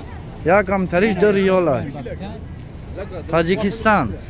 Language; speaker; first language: Arabic; non-native, learner; Tajik